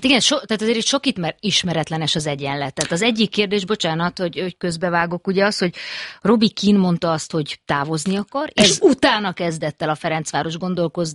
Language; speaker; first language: Hungarian; native; Hungarian